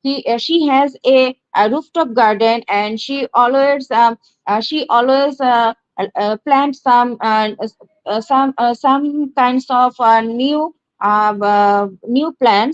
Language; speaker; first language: English; non-native, learner; Bangla